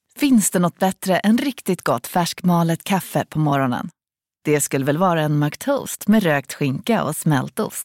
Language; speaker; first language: Swedish; native; Swedish